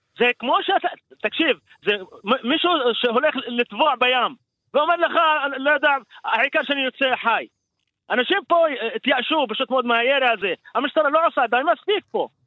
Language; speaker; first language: Hebrew; non-native, local second language; Arabic